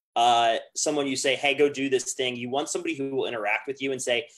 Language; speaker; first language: English; native; English